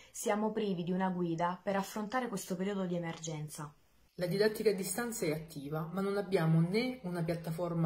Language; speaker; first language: Italian; native; Italian